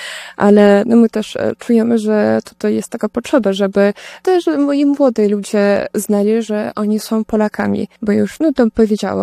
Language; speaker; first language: Polish; early bilingual, heritage; Russian